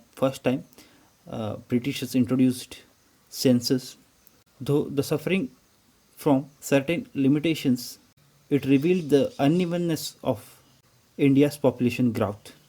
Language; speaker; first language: English; non-native, local second language; Kannada